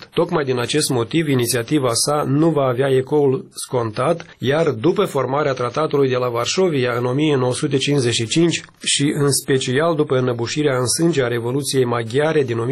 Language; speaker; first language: Romanian; native; Romanian